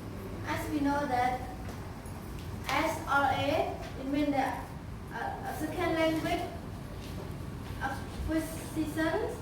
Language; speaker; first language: English; non-native, learner; Khmer